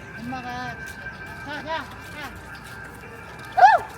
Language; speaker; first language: Korean; native; Korean